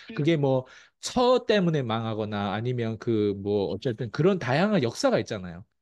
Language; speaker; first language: Korean; early bilingual, heritage; Korean